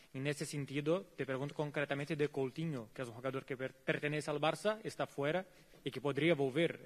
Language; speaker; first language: Spanish; non-native, fluent; Dutch